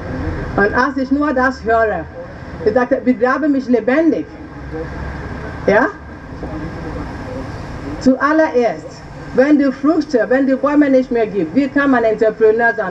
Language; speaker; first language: German; non-native, learner; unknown